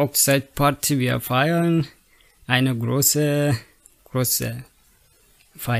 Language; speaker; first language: German; non-native, learner; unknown